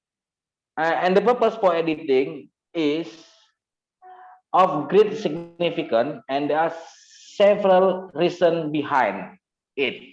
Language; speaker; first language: English; non-native, learner; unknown